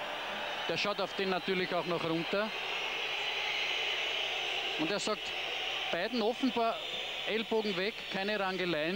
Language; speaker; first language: German; native; German